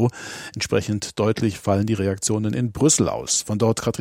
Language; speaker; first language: German; native; German